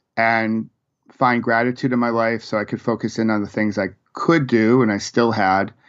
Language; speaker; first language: English; native; English